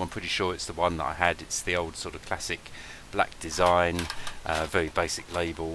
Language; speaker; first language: English; native; English